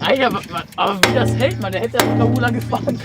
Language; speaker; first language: German; native; German